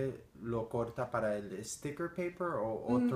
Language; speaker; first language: Spanish; early bilingual, heritage; Spanish